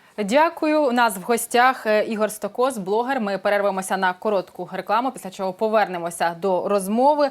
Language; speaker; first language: Ukrainian; native; Ukrainian